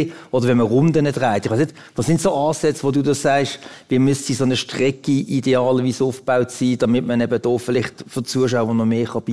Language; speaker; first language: German; native; German